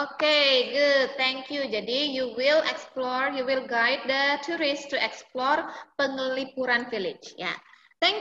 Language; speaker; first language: English; non-native, fluent; Indonesian